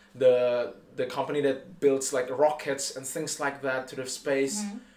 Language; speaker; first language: English; non-native, fluent; Indonesian